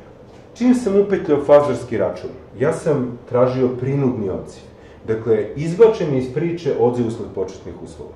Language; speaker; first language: Serbian; native; Serbian